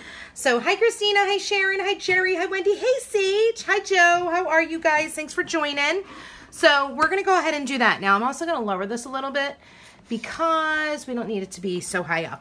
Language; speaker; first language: English; native; English